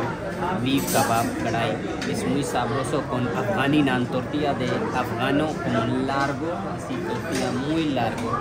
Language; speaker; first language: Spanish; non-native, learner; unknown